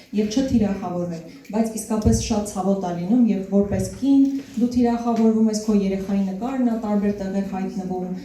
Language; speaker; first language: Armenian; native; Armenian